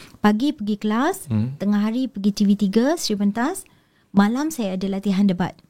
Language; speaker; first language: Malay; native; Malay